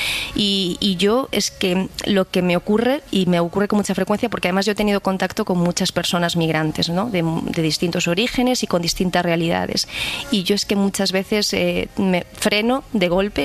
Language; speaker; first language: Spanish; native; Spanish